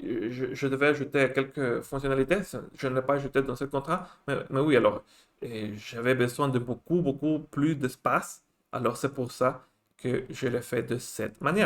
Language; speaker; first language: French; non-native, fluent; Spanish